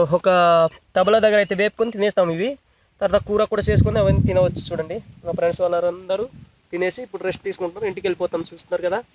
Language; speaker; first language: Telugu; non-native, local second language; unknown